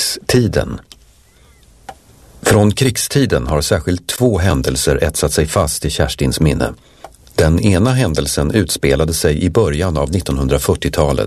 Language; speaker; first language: Swedish; native; Swedish